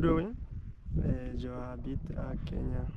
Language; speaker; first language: French; non-native, learner; Rundi